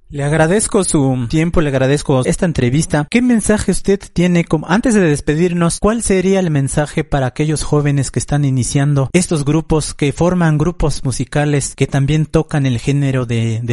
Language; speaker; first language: Spanish; non-native, local second language; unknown